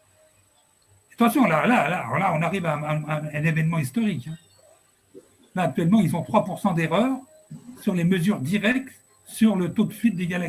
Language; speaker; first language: French; native; French